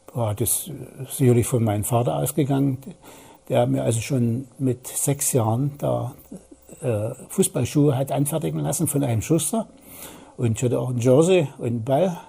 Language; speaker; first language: German; native; German